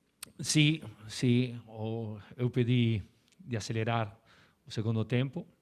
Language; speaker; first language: Portuguese; non-native, learner; Spanish